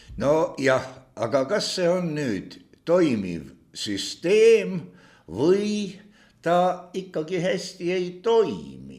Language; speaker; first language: Estonian; native; Estonian